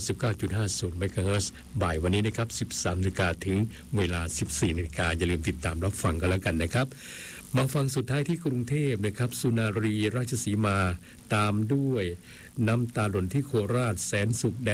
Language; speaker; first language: Thai; native; Thai